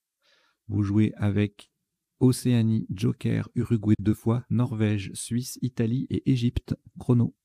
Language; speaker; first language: French; native; French